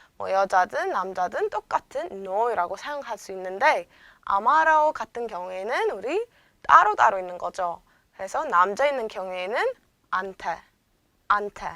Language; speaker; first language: Korean; non-native, fluent; Amharic